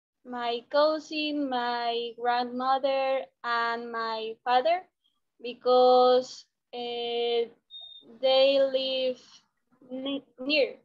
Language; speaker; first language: English; non-native, learner; Spanish